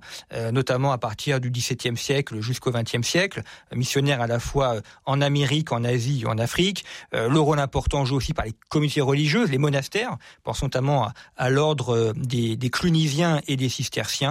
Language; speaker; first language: French; native; French